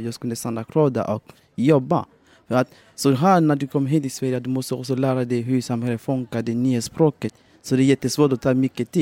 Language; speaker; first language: Swedish; non-native, fluent; French